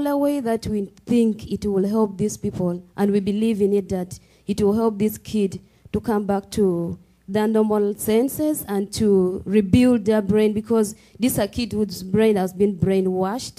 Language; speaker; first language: English; non-native, local second language; Acoli